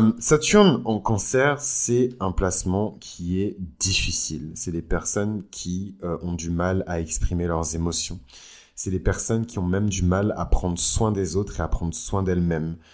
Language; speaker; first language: French; early bilingual, other home language; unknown